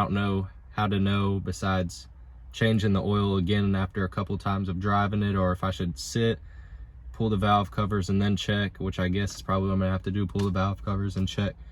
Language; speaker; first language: English; native; English